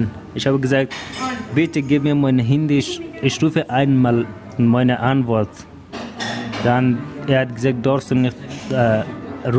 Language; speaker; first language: German; non-native, learner; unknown